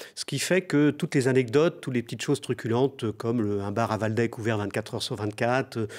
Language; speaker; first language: French; native; French